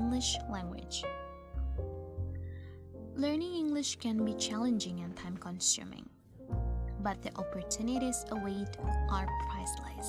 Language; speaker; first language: English; non-native, fluent; Indonesian